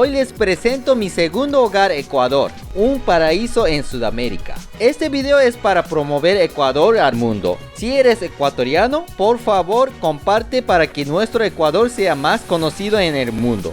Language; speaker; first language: Spanish; non-native, fluent; Japanese